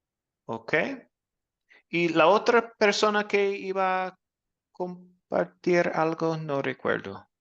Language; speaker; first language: Spanish; non-native, fluent; English